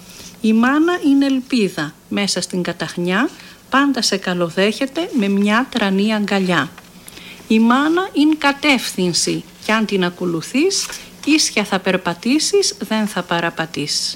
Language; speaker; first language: Greek; native; Greek